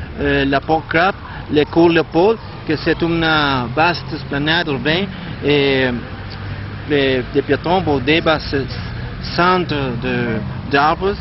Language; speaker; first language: French; non-native, learner; Spanish